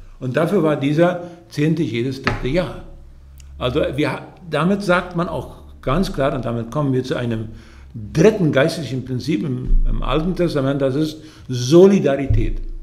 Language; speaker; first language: German; early bilingual, heritage; German